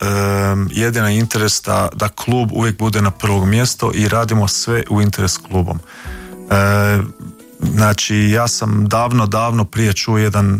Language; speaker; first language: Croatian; early bilingual, heritage; Croatian